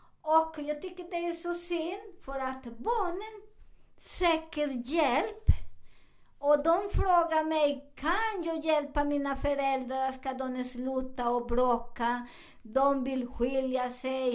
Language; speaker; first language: Swedish; non-native, fluent; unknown